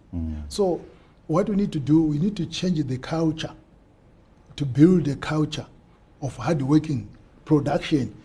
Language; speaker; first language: English; non-native, local second language; Shona